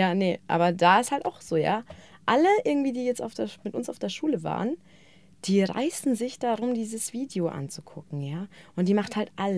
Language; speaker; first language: German; native; German